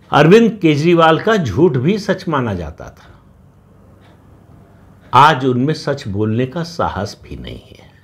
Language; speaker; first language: Hindi; native; Hindi